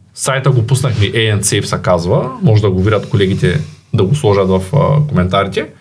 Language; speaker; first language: Bulgarian; native; Bulgarian